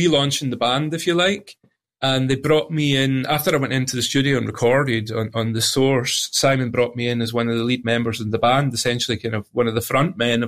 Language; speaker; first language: English; native; English